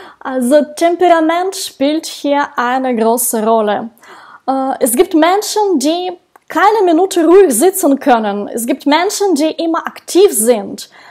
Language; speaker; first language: German; non-native, fluent; Russian